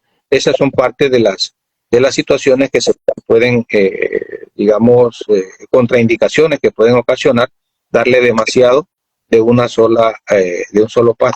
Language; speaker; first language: Spanish; native; Spanish